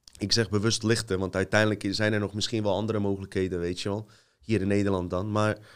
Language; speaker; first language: Dutch; native; Dutch